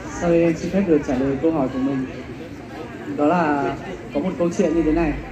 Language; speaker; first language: Vietnamese; non-native, local second language; Hmong